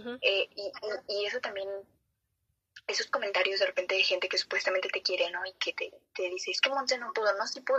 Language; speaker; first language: Spanish; native; Spanish